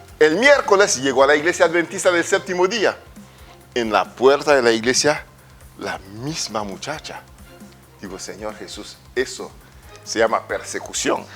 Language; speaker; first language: Spanish; non-native, fluent; French